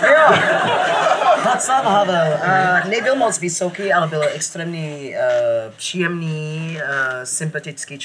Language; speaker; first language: Czech; non-native, fluent; English